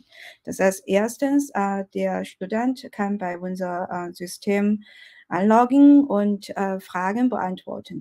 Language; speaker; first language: German; non-native, fluent; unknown